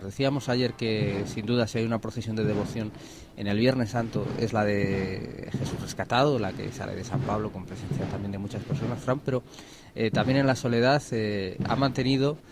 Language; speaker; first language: Spanish; native; Spanish